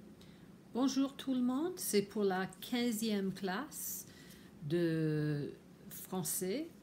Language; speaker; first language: French; non-native, fluent; English